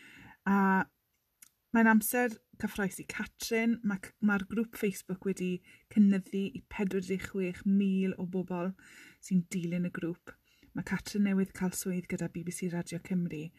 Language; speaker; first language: Welsh; non-native, local second language; English